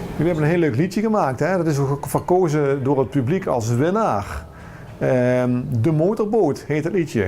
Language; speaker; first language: Dutch; native; Dutch